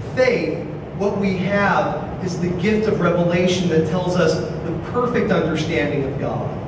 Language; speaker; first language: English; native; English